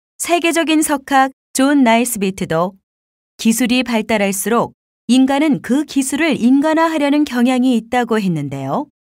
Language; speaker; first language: Korean; native; Korean